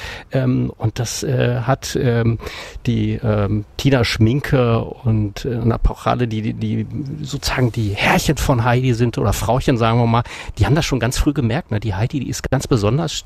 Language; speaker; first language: German; native; German